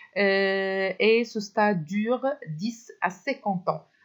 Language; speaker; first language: French; non-native, local second language; Arabic